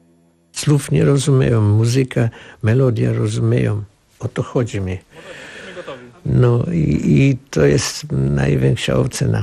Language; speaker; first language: Polish; non-native, learner; Armenian